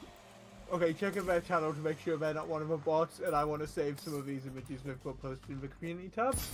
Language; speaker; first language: English; native; English